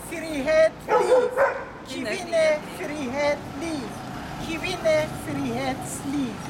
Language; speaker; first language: Norwegian; non-native, fluent; Persian